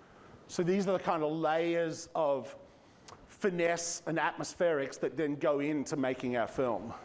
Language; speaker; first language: English; native; English